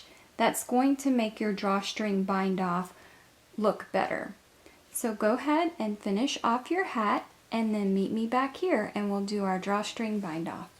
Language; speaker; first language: English; native; English